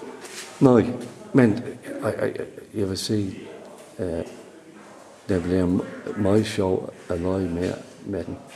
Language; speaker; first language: Danish; non-native, learner; English